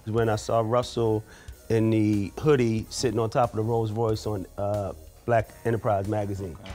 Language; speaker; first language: English; native; English